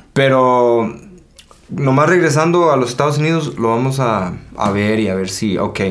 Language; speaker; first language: Spanish; early bilingual, heritage; Spanish